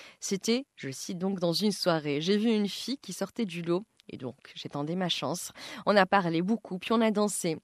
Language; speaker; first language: French; non-native, local second language; Arabic